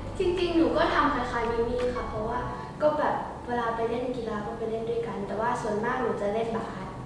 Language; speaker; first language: Thai; native; Thai